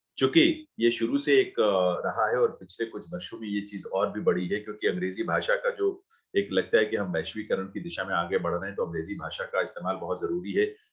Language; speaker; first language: Hindi; native; Hindi